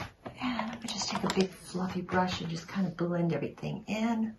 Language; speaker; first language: English; native; English